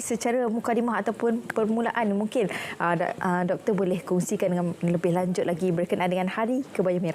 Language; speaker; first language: Malay; native; Malay